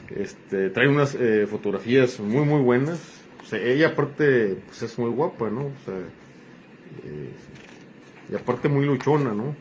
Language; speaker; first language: Spanish; native; Spanish